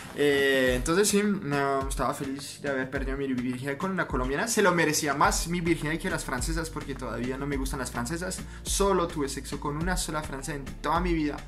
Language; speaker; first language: Spanish; non-native, fluent; French